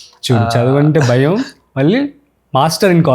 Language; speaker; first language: Telugu; native; Telugu